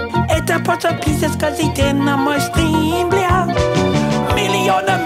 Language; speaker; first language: Russian; non-native, learner; English